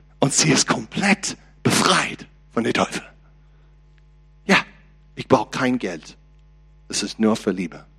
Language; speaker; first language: German; non-native, learner; English